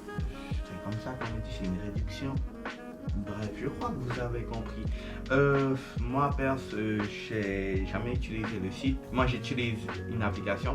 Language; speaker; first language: French; non-native, fluent; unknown